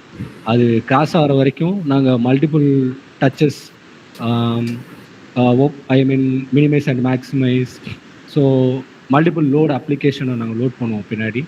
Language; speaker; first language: Tamil; native; Tamil